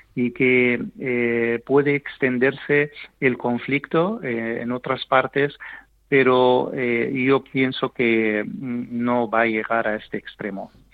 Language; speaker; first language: Spanish; non-native, fluent; Arabic